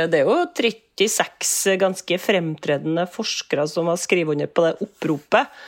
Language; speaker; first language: Norwegian; native; Norwegian